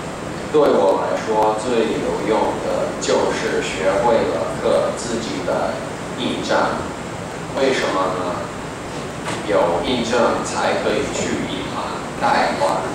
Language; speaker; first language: Chinese; non-native, fluent; English